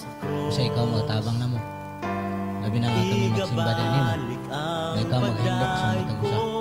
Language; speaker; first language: Cebuano; native; Cebuano